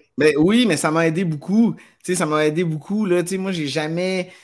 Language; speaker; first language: French; native; French